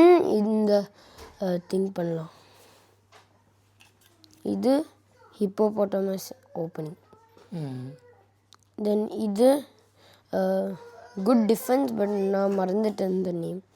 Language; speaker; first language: Tamil; early bilingual, heritage; Tamil